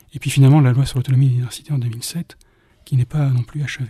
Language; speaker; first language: French; native; French